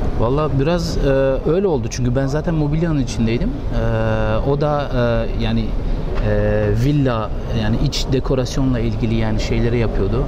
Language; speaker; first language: Turkish; early bilingual, heritage; Turkish